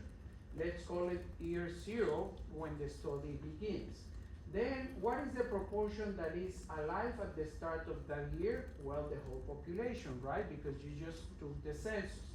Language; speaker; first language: English; non-native, fluent; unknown